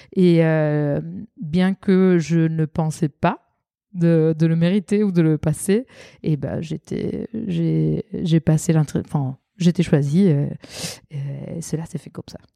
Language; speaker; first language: French; non-native, fluent; Italian